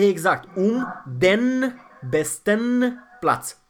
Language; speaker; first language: German; non-native, fluent; Romanian